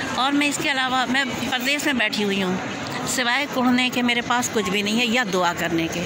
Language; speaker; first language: Urdu; native; Urdu